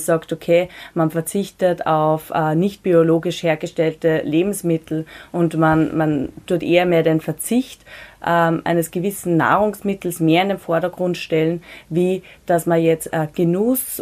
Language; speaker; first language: German; native; German